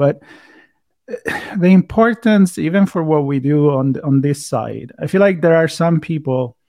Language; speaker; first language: English; non-native, fluent; Italian